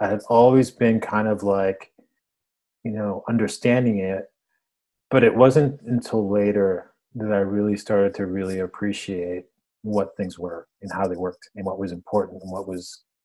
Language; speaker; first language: English; early bilingual, other home language; Spanish